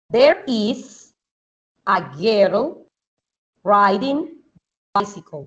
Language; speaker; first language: English; non-native, fluent; Spanish